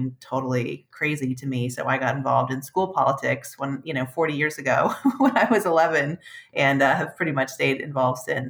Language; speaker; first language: English; native; English